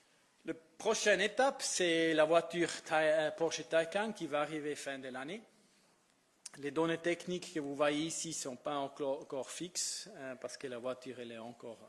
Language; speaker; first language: French; non-native, fluent; Italian